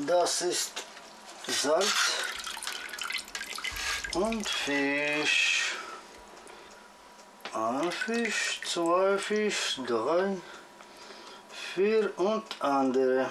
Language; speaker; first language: German; non-native, learner; Russian